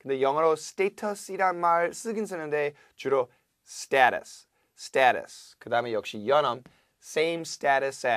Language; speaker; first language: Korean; non-native, fluent; English